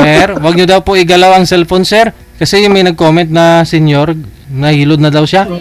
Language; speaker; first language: Filipino; native; Filipino